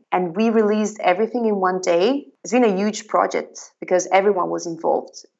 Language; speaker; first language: English; non-native, fluent; Italian